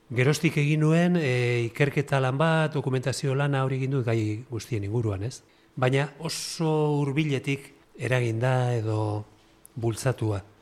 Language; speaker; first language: Basque; non-native, local second language; Spanish